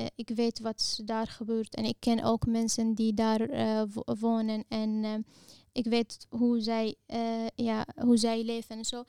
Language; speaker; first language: Dutch; non-native, fluent; Arabic